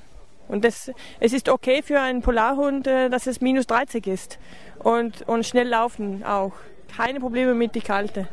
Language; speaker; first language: German; non-native, learner; Swedish